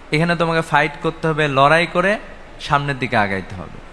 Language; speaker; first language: Bangla; native; Bangla